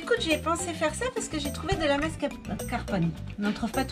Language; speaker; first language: French; native; French